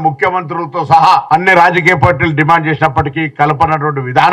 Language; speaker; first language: Telugu; native; Telugu